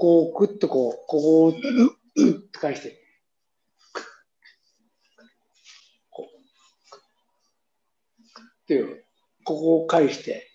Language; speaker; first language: Japanese; native; Japanese